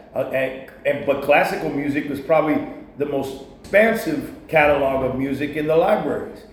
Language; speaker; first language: English; native; English